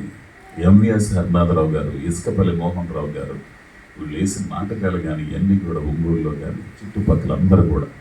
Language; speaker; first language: Telugu; native; Telugu